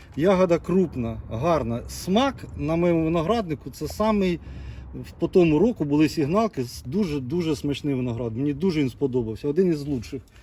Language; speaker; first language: Ukrainian; non-native, local second language; Russian